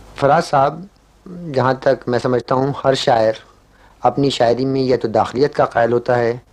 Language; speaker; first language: Urdu; native; Urdu